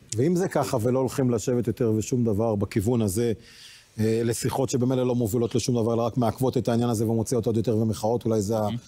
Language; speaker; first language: Hebrew; native; Hebrew